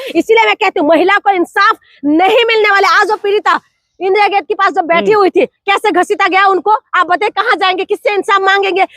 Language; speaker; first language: Hindi; non-native, local second language; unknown